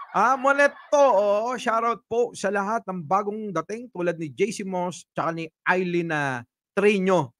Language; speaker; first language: Filipino; native; Filipino